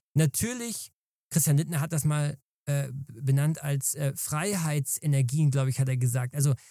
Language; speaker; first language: German; native; German